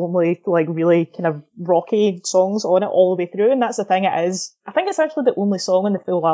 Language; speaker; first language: English; native; English